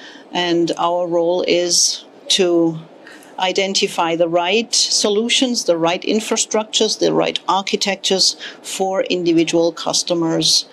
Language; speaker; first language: English; non-native, fluent; German